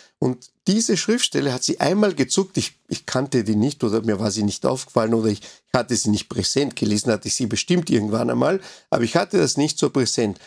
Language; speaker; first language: German; non-native, fluent; Spanish